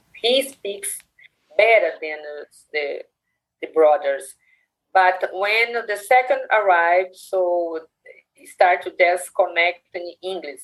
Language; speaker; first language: English; non-native, learner; Portuguese